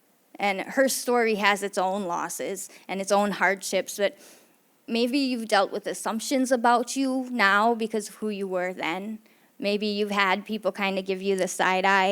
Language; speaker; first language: English; native; English